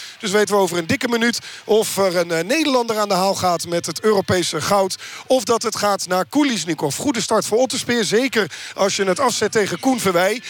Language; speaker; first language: Dutch; native; Dutch